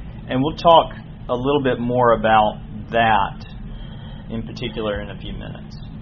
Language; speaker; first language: English; native; English